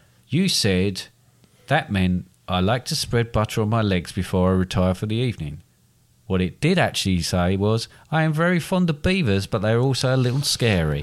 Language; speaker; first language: English; native; English